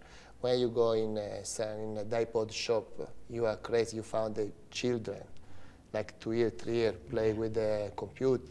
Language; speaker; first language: English; non-native, learner; Italian